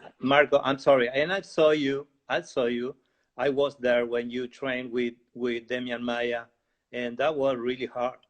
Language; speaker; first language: English; non-native, learner; Spanish